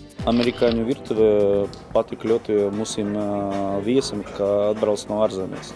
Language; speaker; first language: Latvian; non-native, local second language; Russian